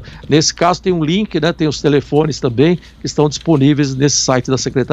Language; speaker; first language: Portuguese; native; Portuguese